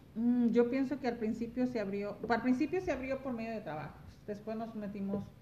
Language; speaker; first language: Spanish; early bilingual, heritage; Spanish